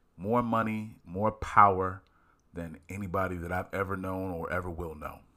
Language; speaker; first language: English; native; English